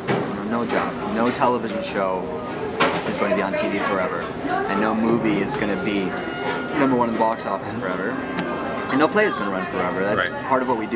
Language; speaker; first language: English; early bilingual, other home language; Hebrew